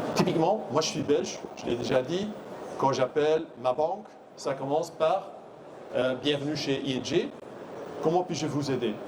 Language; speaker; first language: French; non-native, local second language; Dutch